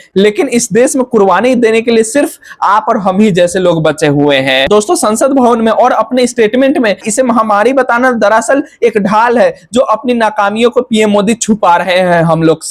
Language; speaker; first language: Hindi; native; Hindi